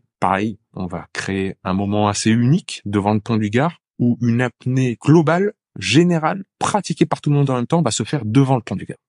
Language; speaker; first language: French; native; French